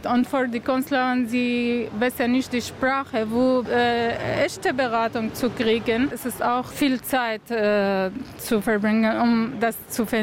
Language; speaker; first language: German; non-native, learner; Arabic